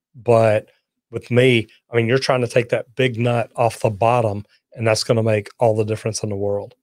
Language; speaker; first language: English; native; English